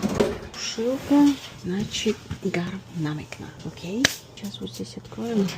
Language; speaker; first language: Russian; non-native, local second language; Tajik